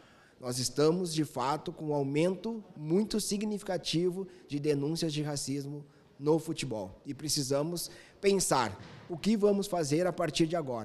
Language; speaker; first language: Portuguese; native; Portuguese